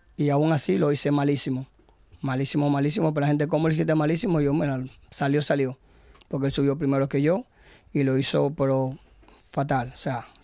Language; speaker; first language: Spanish; native; Spanish